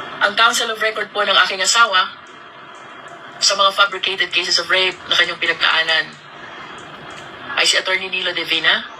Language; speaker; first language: Filipino; native; Filipino